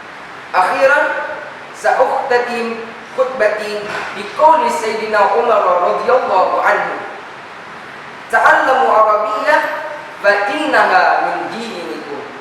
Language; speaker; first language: Arabic; non-native, learner; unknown